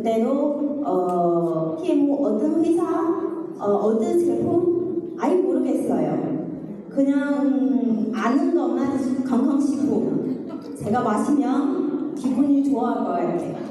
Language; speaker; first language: Korean; non-native, learner; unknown